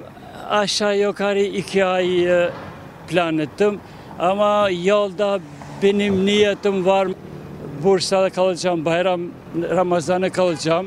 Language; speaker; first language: Turkish; non-native, fluent; Albanian